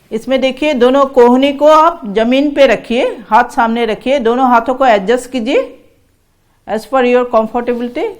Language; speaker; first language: Hindi; non-native, local second language; Assamese